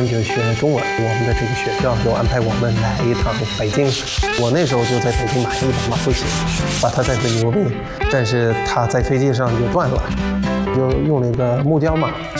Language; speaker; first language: Chinese; non-native, fluent; Norwegian